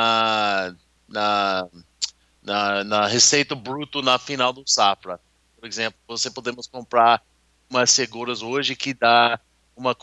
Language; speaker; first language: Portuguese; non-native, learner; English